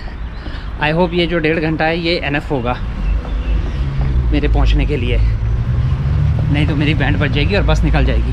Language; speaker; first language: Hindi; native; Hindi